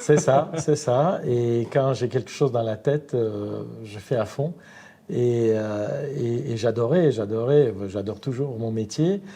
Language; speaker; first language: French; non-native, fluent; Armenian